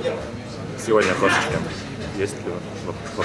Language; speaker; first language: Russian; native; Russian